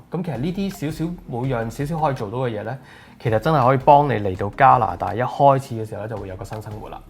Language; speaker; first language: Cantonese; early bilingual, other home language; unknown